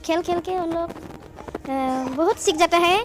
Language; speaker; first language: Hindi; non-native, local second language; Garo